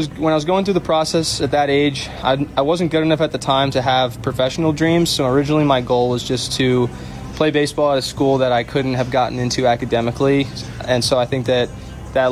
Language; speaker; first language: English; native; English